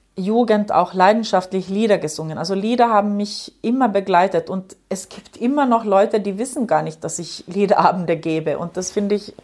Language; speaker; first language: German; non-native, fluent; Finnish